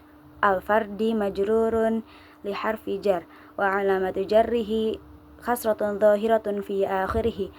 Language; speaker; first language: Arabic; non-native, learner; Indonesian